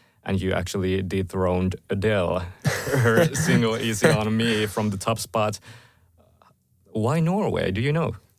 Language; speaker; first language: English; non-native, fluent; Finnish